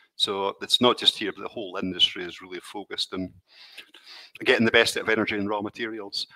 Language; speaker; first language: English; native; English